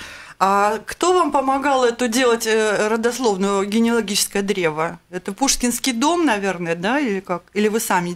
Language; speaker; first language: Russian; native; Russian